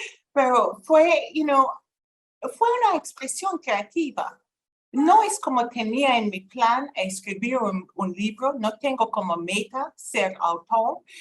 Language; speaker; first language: Spanish; non-native, fluent; English